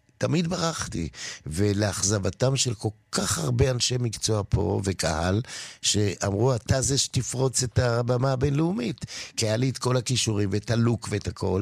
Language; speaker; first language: Hebrew; native; Hebrew